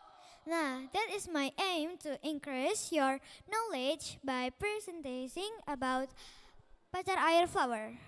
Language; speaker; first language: English; non-native, learner; Indonesian